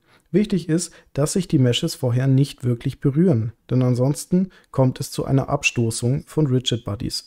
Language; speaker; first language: German; native; German